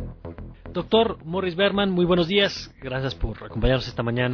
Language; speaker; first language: Spanish; native; Spanish